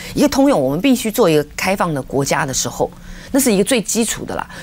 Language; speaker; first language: Chinese; native; Chinese